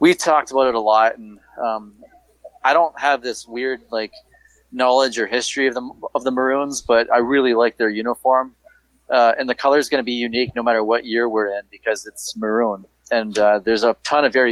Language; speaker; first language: English; native; English